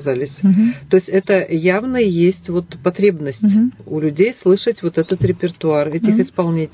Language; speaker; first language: Russian; native; Russian